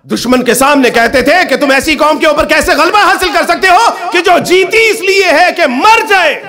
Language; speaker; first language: Urdu; non-native, local second language; Punjabi